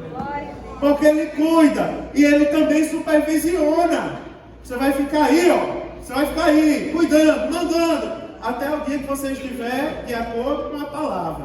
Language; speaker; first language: Portuguese; native; Portuguese